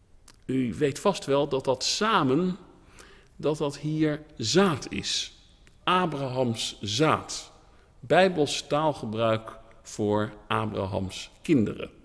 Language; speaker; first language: Dutch; native; Dutch